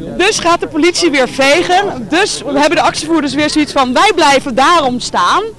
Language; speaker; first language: Dutch; native; Dutch